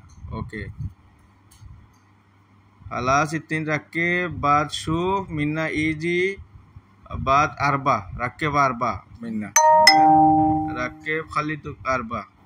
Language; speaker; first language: Arabic; non-native, local second language; Bangla